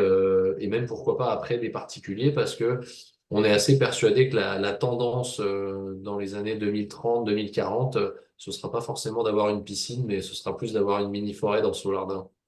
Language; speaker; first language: French; native; French